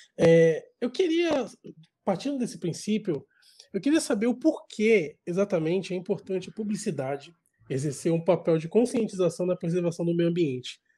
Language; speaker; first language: Portuguese; native; Portuguese